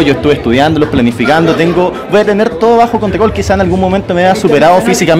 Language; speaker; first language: Spanish; native; Spanish